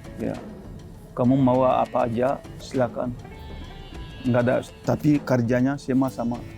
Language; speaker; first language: Indonesian; non-native, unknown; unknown